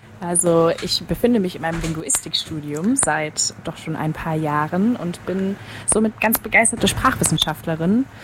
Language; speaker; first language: German; native; German